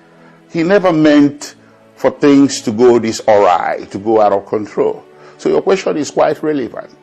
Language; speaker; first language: English; non-native, local second language; Igbo